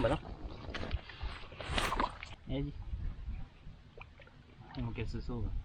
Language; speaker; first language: French; native; French